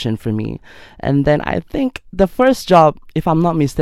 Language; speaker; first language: English; non-native, local second language; Malay